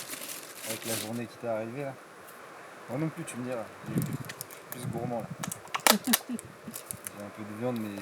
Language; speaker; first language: French; native; French